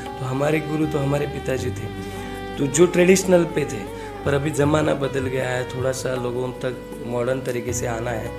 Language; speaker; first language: Hindi; non-native, local second language; Marathi